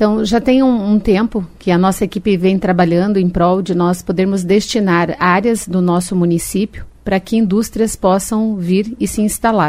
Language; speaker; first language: Portuguese; native; Portuguese